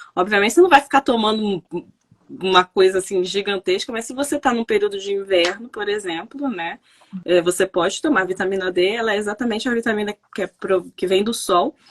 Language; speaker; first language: Portuguese; native; Portuguese